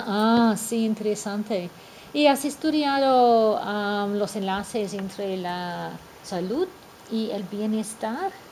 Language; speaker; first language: Spanish; non-native, fluent; English